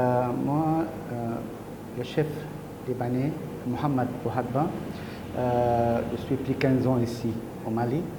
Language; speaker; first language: French; non-native, learner; Arabic